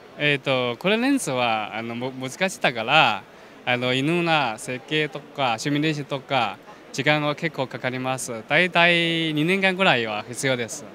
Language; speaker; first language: Japanese; non-native, fluent; Chinese